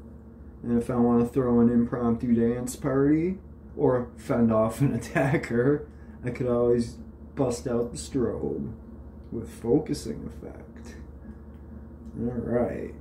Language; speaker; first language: English; native; English